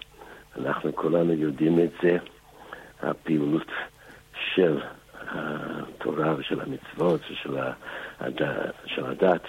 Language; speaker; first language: Hebrew; non-native, fluent; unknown